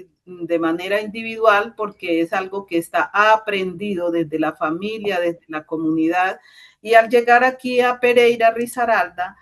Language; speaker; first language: Spanish; native; Spanish